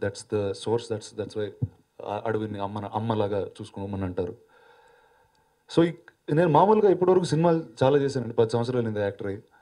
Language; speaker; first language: Telugu; native; Telugu